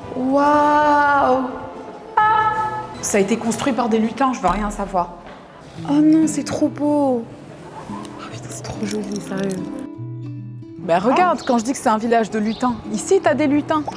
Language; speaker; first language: French; native; French